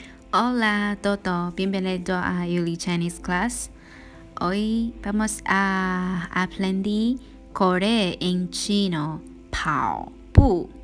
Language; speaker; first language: Spanish; non-native, learner; Chinese